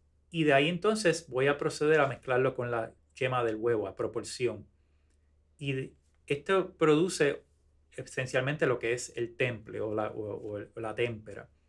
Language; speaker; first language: Spanish; native; Spanish